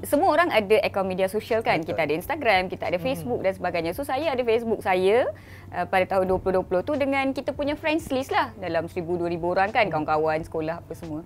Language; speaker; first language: Malay; non-native, local second language; Tamil